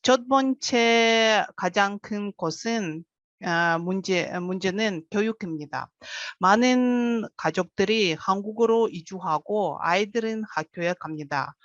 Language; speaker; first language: Korean; non-native, fluent; Russian